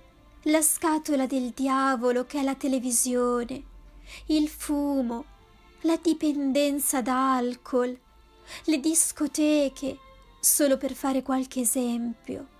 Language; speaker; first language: Italian; native; Italian